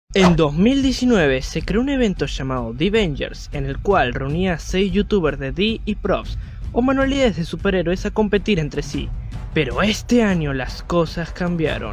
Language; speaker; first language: Spanish; native; Spanish